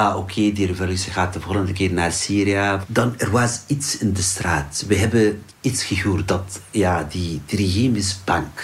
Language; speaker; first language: Dutch; non-native, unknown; Arabic